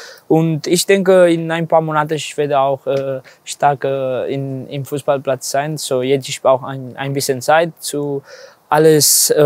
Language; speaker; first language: German; non-native, learner; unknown